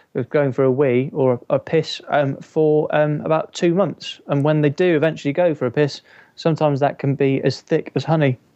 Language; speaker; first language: English; native; English